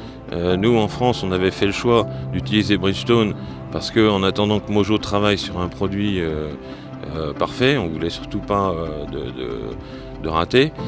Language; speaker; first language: French; native; French